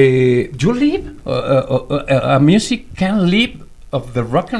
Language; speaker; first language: English; non-native, learner; Spanish